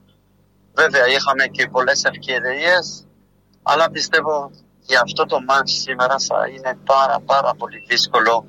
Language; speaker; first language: Greek; non-native, fluent; French